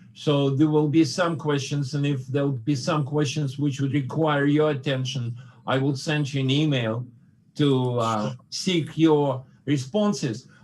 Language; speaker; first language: English; non-native, fluent; Russian